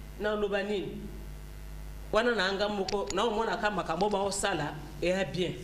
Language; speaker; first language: Lingala; non-native, local second language; Luba-Lulua